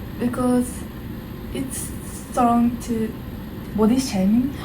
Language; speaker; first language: English; non-native, learner; Japanese